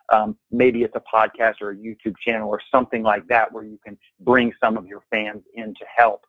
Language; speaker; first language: English; native; English